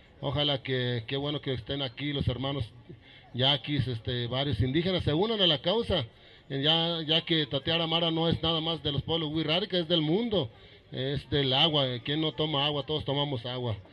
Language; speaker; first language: Spanish; non-native, local second language; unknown